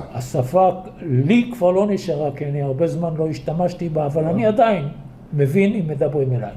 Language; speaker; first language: Hebrew; early bilingual, other home language; Polish